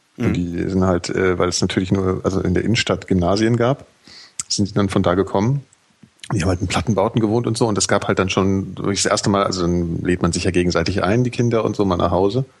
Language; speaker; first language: German; native; German